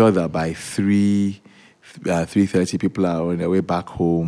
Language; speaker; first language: English; non-native, local second language; Yoruba